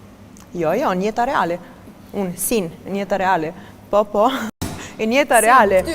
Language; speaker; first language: Albanian; early bilingual, heritage; Albanian